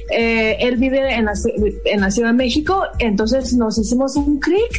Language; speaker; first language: Spanish; non-native, fluent; Chinese